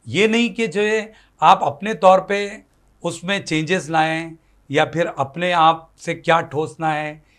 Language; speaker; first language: Hindi; native; Hindi